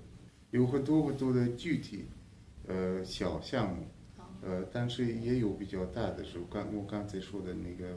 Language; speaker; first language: Chinese; non-native, fluent; Hungarian